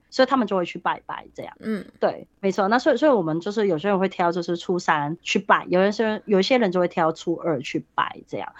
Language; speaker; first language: Chinese; non-native, local second language; Cantonese